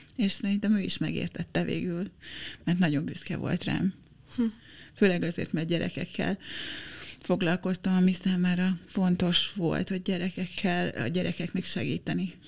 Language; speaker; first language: Hungarian; native; Hungarian